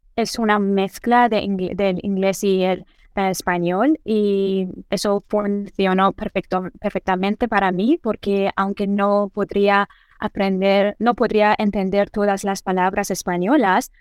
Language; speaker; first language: Spanish; non-native, fluent; Persian